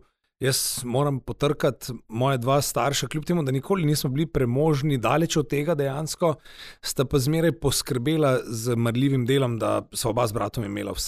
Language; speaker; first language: Slovenian; native; Slovenian